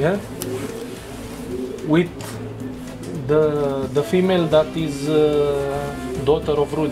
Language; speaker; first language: English; non-native, fluent; Romanian